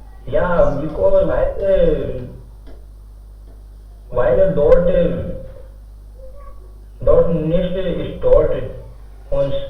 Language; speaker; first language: German; non-native, learner; Hindi